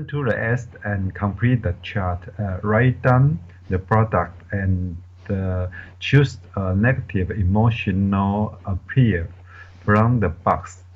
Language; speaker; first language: English; non-native, learner; Chinese